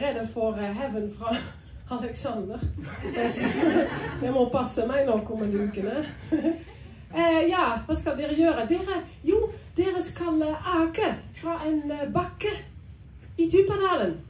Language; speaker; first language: Norwegian; non-native, fluent; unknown